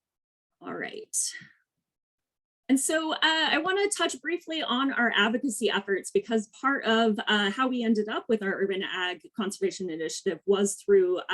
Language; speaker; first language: English; native; English